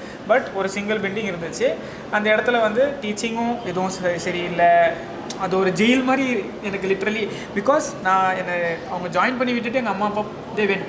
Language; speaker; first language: Tamil; native; Tamil